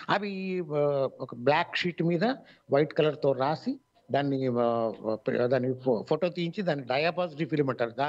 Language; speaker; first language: Telugu; native; Telugu